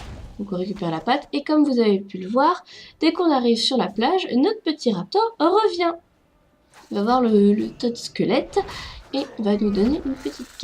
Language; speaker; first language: French; native; French